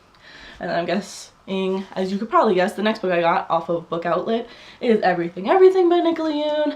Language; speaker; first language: English; native; English